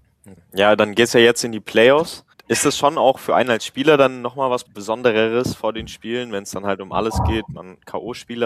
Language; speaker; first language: German; native; German